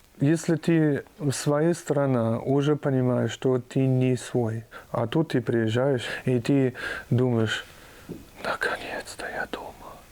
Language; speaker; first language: Russian; non-native, fluent; German